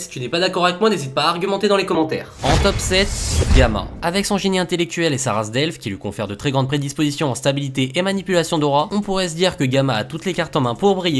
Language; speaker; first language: French; native; French